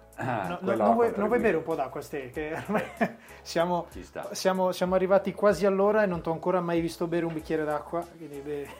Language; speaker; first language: Italian; native; Italian